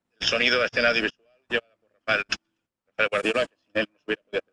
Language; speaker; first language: Spanish; native; Spanish